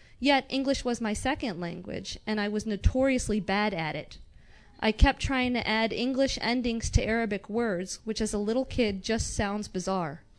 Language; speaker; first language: English; non-native, local second language; Arabic